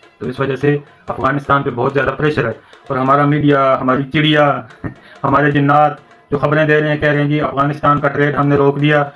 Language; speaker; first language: Urdu; non-native, local second language; Northern Hindko